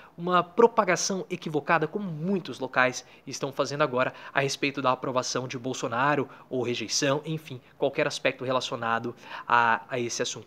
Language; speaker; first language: Portuguese; native; Portuguese